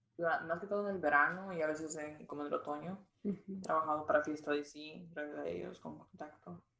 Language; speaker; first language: Spanish; native; Spanish